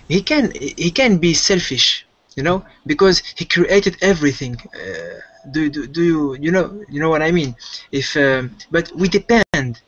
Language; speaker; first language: English; non-native, fluent; French